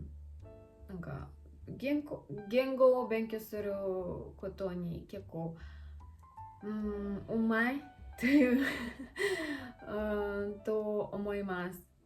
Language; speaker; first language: Japanese; non-native, learner; Russian